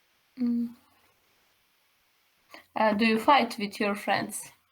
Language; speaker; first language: English; non-native, learner; Serbian